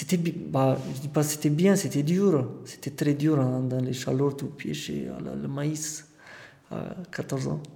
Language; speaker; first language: French; non-native, fluent; Romanian